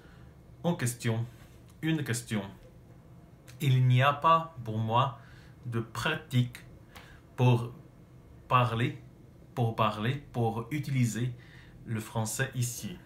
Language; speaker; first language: French; non-native, learner; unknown